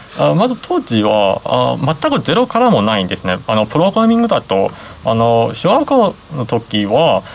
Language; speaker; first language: Japanese; non-native, fluent; Chinese